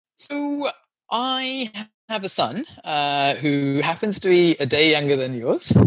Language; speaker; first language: English; non-native, local second language; Sinhala